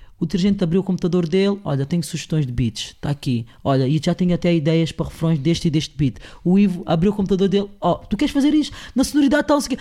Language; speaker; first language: Portuguese; native; Portuguese